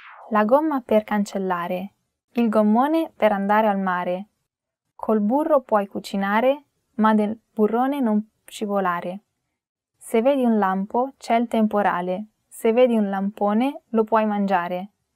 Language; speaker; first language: Italian; native; Italian